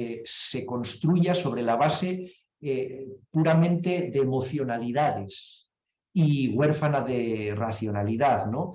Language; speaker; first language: Spanish; native; Spanish